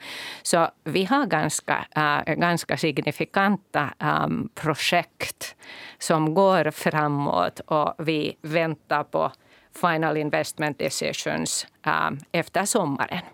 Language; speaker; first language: Swedish; non-native, local second language; Finnish